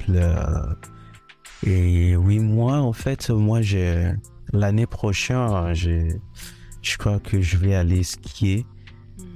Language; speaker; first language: French; non-native, fluent; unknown